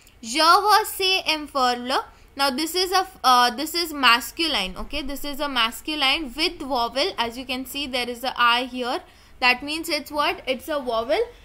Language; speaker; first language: English; non-native, local second language; Hindi